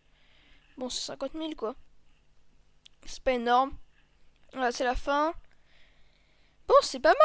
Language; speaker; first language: French; native; French